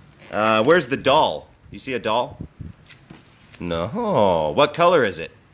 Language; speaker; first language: English; native; English